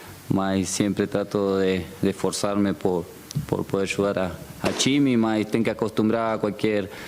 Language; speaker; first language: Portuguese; non-native, learner; Spanish